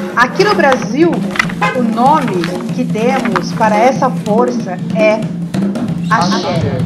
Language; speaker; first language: Portuguese; native; Portuguese